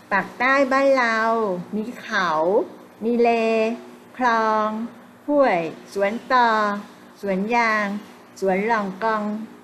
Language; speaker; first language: Thai; native; Thai